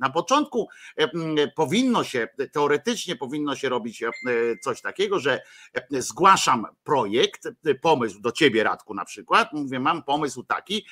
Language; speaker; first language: Polish; native; Polish